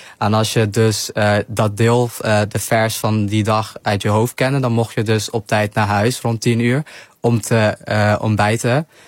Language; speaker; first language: Dutch; early bilingual, other home language; Somali